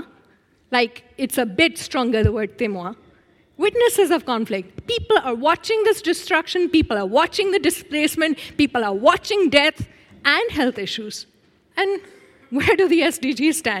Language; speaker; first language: English; non-native, local second language; Urdu